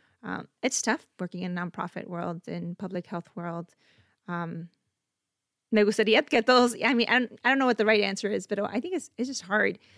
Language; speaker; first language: English; early bilingual, other home language; Spanish